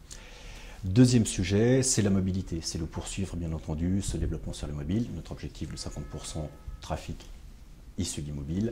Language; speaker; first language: French; native; French